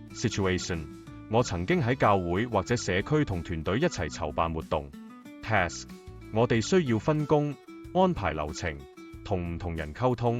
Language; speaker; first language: Cantonese; native; Cantonese